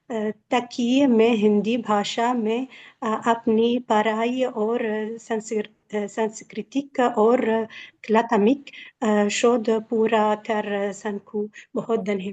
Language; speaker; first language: Hindi; non-native, learner; Arabic